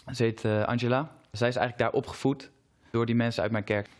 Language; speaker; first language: Dutch; native; Dutch